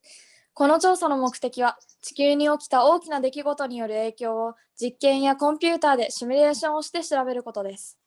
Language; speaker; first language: Japanese; native; Japanese